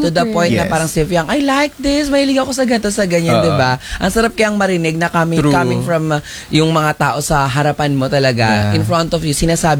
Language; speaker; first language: Filipino; native; Filipino